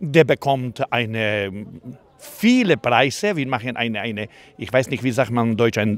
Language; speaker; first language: German; non-native, fluent; Croatian